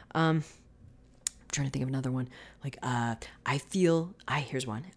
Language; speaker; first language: English; native; English